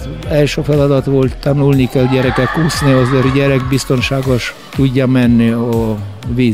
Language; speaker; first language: Hungarian; non-native, learner; Russian